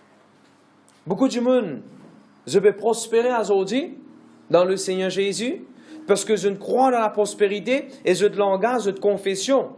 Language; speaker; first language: French; non-native, local second language; Morisyen